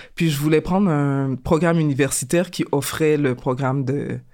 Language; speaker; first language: French; native; French